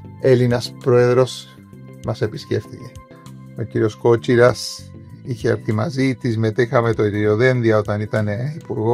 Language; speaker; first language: Greek; early bilingual, heritage; Greek